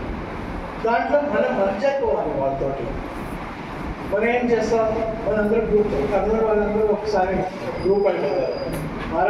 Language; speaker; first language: Telugu; non-native, fluent; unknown